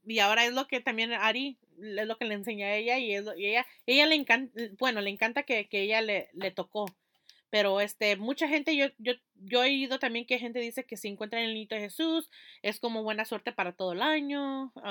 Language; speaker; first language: Spanish; early bilingual, heritage; Spanish